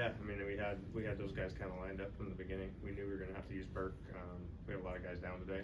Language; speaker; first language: English; native; English